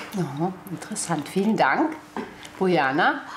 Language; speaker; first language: German; native; German